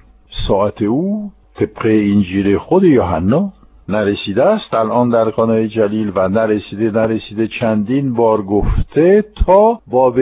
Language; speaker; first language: Persian; non-native, fluent; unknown